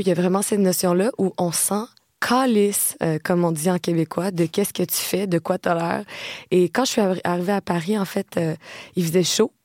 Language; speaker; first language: French; native; French